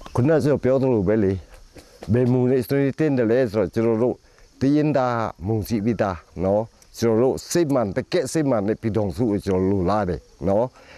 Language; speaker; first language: Burmese; non-native, local second language; Pa'o Karen